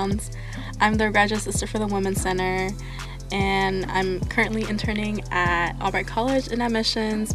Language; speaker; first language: English; native; English